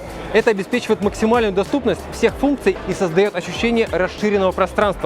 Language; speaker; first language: Russian; native; Russian